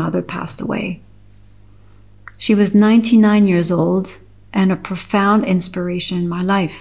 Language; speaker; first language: English; non-native, fluent; French